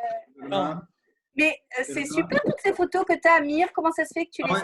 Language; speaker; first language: French; native; French